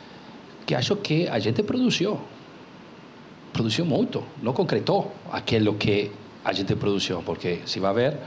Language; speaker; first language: Portuguese; non-native, local second language; Spanish